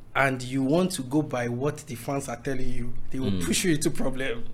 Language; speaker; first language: English; non-native, local second language; Yoruba